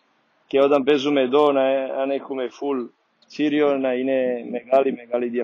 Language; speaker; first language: Greek; non-native, fluent; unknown